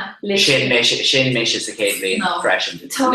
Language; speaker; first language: Irish; non-native, local second language; English